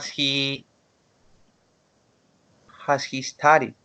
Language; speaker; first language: English; non-native, learner; Spanish